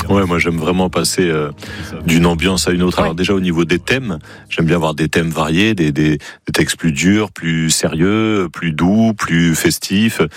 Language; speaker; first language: French; native; French